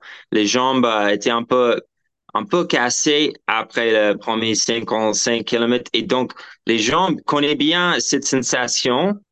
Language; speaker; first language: French; non-native, fluent; English